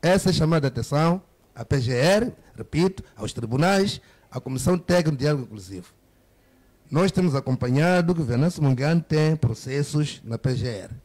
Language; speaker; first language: Portuguese; native; Portuguese